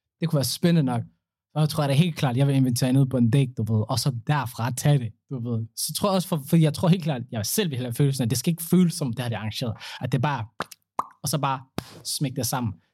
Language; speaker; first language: Danish; early bilingual, other home language; Somali